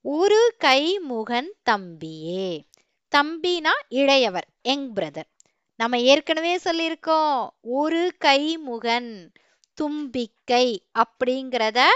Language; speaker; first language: Tamil; native; Tamil